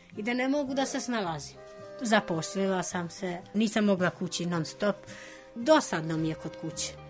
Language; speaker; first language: Serbian; non-native, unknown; Albanian